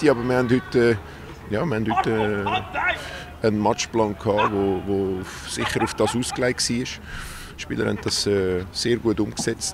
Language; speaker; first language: German; native; German